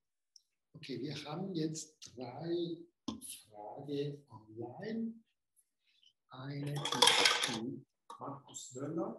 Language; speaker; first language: German; non-native, fluent; Italian